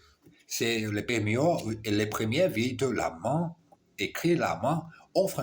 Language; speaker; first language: French; non-native, learner; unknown